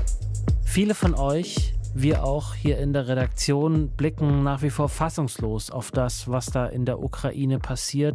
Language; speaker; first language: German; native; German